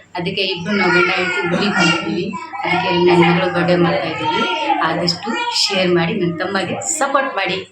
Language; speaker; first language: Kannada; non-native, local second language; Lambadi